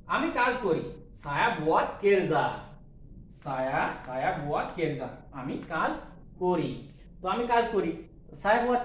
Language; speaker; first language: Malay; non-native, learner; Bangla